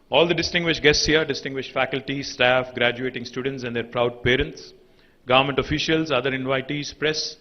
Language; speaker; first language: English; non-native, local second language; Telugu